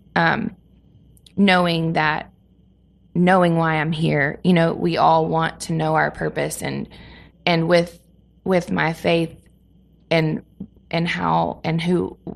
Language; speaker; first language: English; native; English